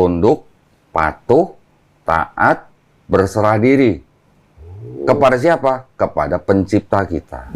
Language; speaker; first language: Indonesian; native; Indonesian